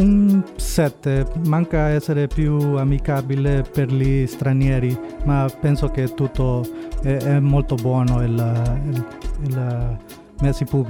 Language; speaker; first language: Italian; non-native, learner; Spanish